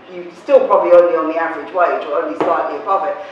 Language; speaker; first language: English; native; English